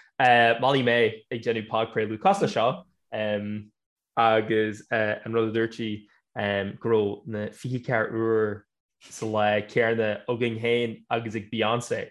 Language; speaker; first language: Irish; native; Irish